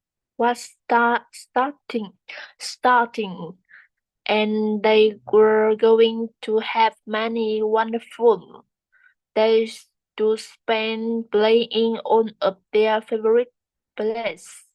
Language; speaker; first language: English; non-native, learner; Vietnamese